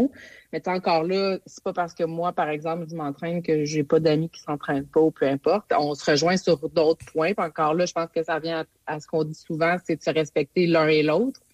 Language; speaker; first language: French; native; French